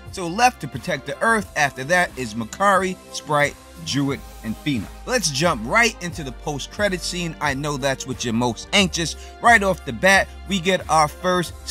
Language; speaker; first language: English; native; English